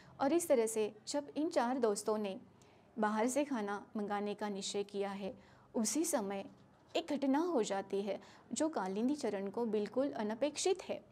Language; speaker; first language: Hindi; non-native, local second language; Marathi